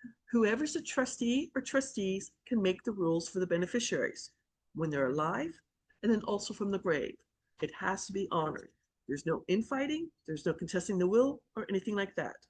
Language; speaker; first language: English; native; English